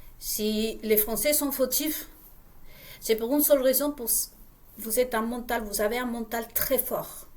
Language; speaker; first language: French; non-native, fluent; Spanish